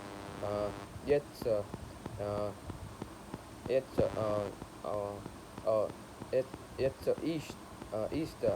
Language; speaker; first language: German; non-native, learner; Gujarati